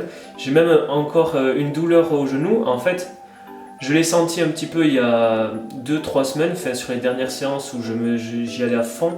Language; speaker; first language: French; native; French